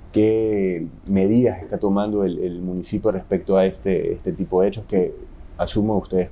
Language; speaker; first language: Spanish; native; Spanish